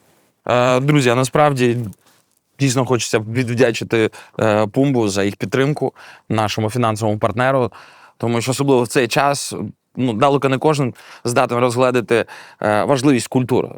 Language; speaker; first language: Ukrainian; native; Ukrainian